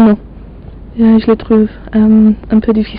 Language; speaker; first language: French; non-native, learner; English